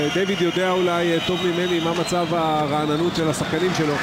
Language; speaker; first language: Hebrew; native; Hebrew